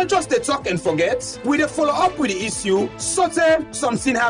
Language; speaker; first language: English; non-native, local second language; Krio